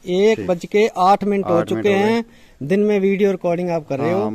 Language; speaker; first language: Hindi; native; Hindi